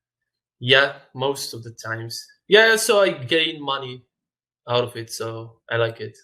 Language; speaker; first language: English; non-native, fluent; Arabic